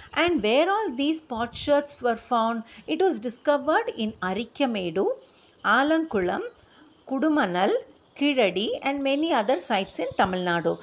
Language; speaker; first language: English; non-native, local second language; Tamil